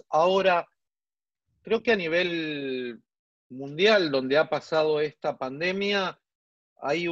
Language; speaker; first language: Spanish; native; Spanish